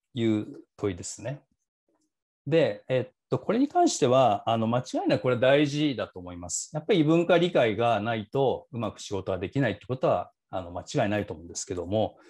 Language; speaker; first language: Japanese; native; Japanese